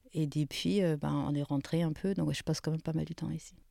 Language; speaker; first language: French; non-native, fluent; German